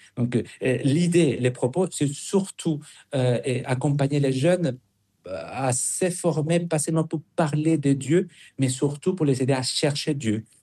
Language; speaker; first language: French; non-native, fluent; Spanish